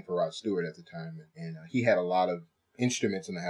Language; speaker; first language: English; native; English